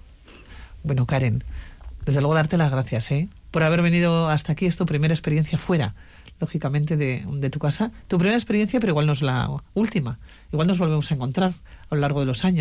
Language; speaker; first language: Spanish; native; Spanish